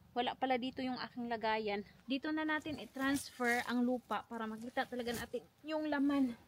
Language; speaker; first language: Filipino; non-native, local second language; Cebuano